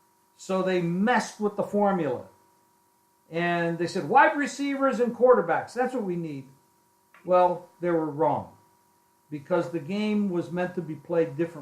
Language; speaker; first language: English; native; English